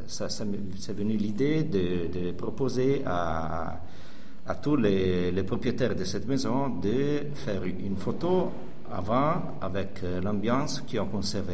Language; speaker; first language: French; non-native, local second language; Italian